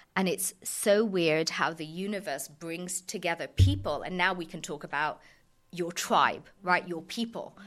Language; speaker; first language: English; native; English